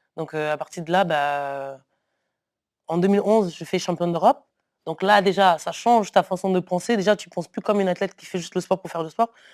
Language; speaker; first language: French; early bilingual, other home language; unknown